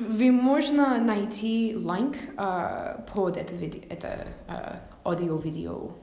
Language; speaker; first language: Russian; non-native, learner; English